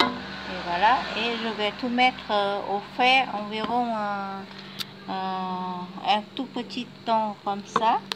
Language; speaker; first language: French; non-native, fluent; Vietnamese